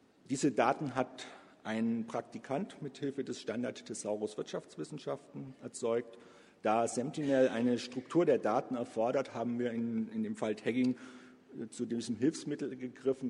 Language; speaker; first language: German; native; German